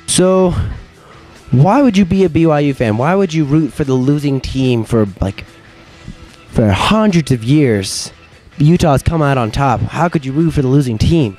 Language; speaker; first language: English; native; English